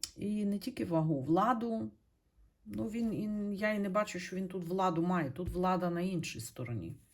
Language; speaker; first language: Ukrainian; non-native, local second language; Russian